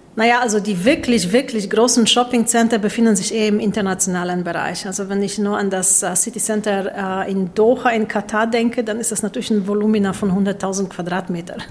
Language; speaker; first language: German; non-native, fluent; Polish